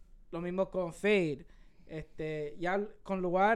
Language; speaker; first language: Spanish; early bilingual, heritage; Spanish